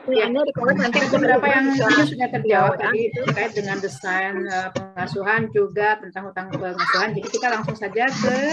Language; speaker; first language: Indonesian; native; Indonesian